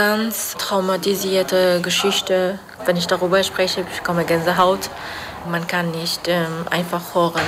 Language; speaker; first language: German; non-native, learner; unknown